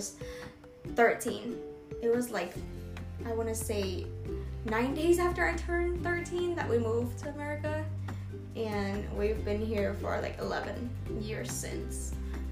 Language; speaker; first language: English; non-native, fluent; Vietnamese